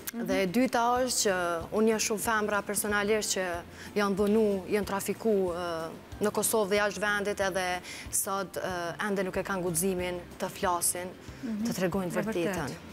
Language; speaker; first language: Albanian; native; Albanian